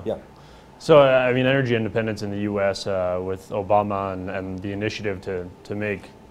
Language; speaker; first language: English; native; English